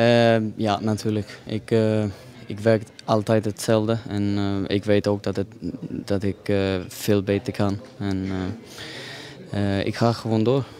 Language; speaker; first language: Dutch; non-native, fluent; Swedish